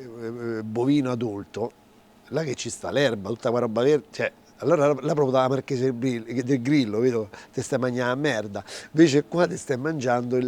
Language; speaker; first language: Italian; native; Italian